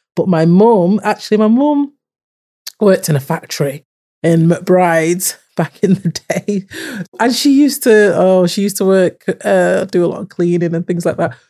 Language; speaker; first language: English; early bilingual, other home language; Yoruba